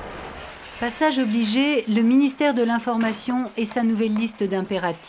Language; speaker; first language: French; native; French